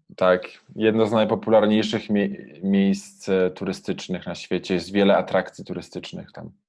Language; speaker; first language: Polish; native; Polish